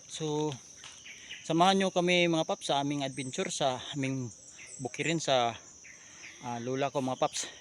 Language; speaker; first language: Filipino; non-native, local second language; Cebuano